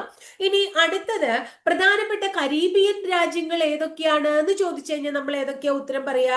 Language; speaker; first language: Malayalam; native; Malayalam